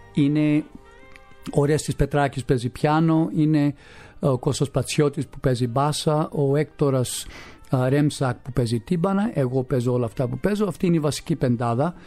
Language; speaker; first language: Greek; non-native, fluent; English